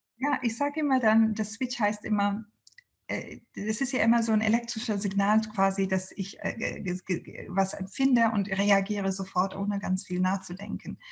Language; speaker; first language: German; non-native, fluent; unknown